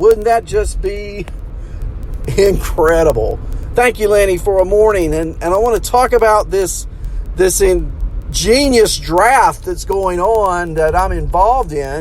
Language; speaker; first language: English; native; English